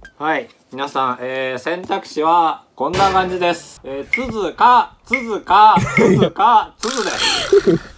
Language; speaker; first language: Japanese; native; Japanese